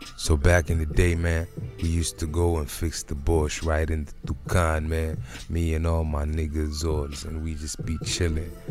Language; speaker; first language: English; early bilingual, other home language; Arabic